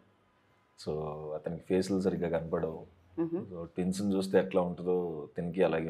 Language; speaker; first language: Telugu; native; Telugu